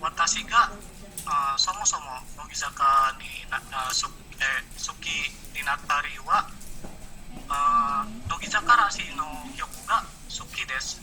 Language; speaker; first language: Japanese; non-native, learner; Indonesian